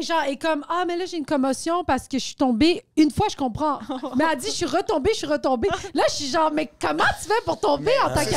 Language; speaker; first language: French; native; French